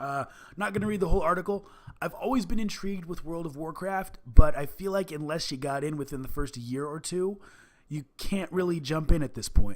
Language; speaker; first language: English; native; English